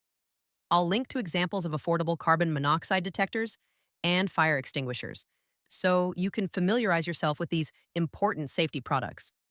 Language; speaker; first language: English; native; English